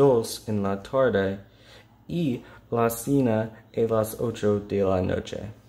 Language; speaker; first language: Spanish; non-native, learner; English